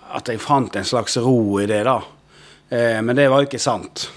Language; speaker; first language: Norwegian; native; Norwegian